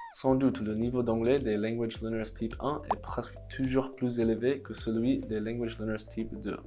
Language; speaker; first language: French; non-native, fluent; English